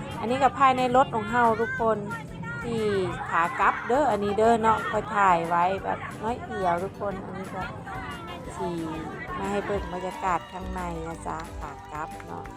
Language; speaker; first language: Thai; non-native, local second language; Lao